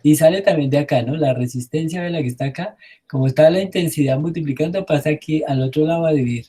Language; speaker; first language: Spanish; native; Spanish